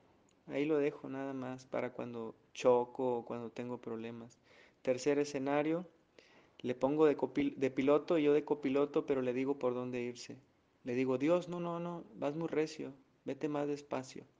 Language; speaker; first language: Spanish; native; Spanish